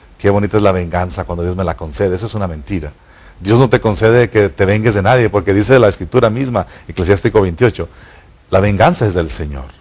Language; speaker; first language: Spanish; native; Spanish